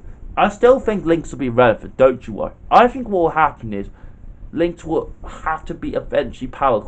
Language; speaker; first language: English; native; English